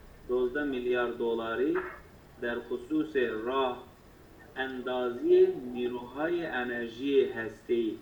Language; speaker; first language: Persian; non-native, learner; Turkish